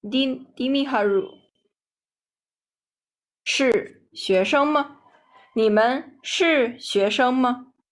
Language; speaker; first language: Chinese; non-native, fluent; Nepali